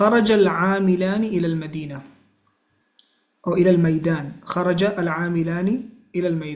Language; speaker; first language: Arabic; non-native, fluent; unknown